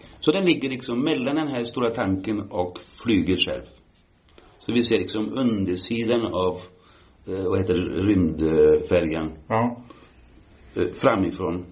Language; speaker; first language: Swedish; early bilingual, heritage; Swedish